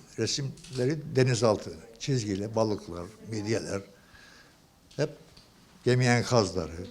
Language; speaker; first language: Turkish; non-native, local second language; Georgian